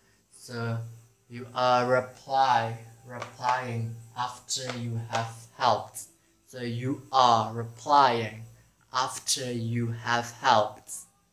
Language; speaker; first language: English; non-native, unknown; Indonesian